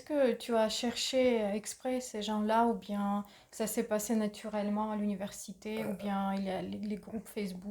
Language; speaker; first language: French; non-native, fluent; Russian